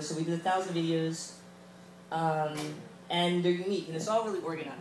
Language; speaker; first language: English; native; English